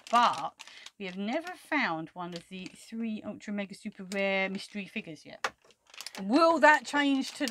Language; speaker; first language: English; native; English